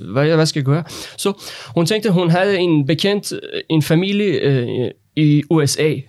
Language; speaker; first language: Danish; non-native, learner; Persian